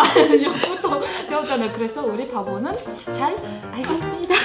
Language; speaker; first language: Korean; non-native, fluent; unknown